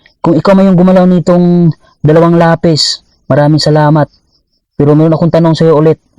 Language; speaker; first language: Filipino; non-native, local second language; Cebuano